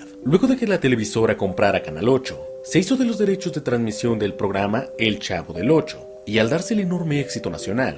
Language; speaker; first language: Spanish; native; Spanish